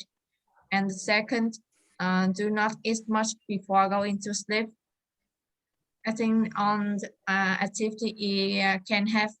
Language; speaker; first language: English; non-native, learner; Vietnamese